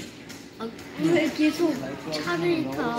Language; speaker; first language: Korean; early bilingual, heritage; Korean